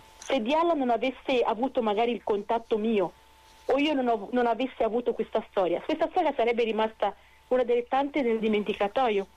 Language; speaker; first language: Italian; non-native, fluent; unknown